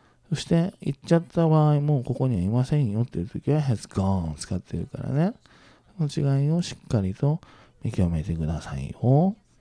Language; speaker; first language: Japanese; native; Japanese